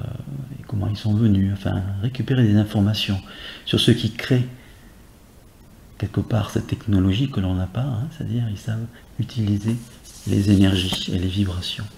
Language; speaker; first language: French; native; French